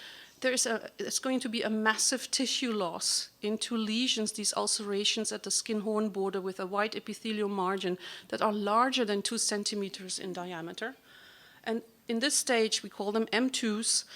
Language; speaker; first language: English; non-native, fluent; German